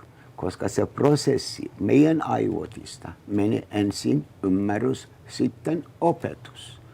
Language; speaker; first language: Finnish; non-native, learner; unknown